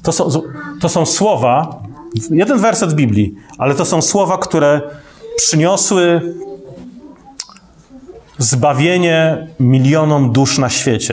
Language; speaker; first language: Polish; native; Polish